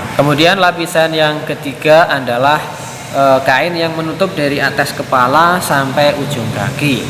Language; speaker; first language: Indonesian; native; Indonesian